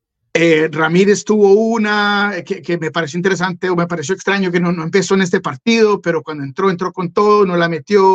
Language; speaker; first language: Spanish; native; Spanish